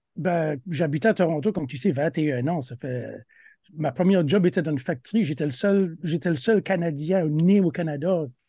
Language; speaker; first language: French; native; French